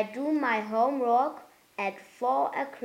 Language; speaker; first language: English; non-native, learner; German